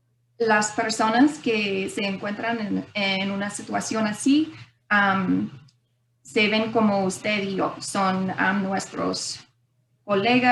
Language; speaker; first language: Spanish; non-native, fluent; English